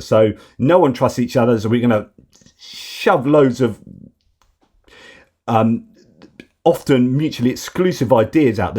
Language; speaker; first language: English; native; English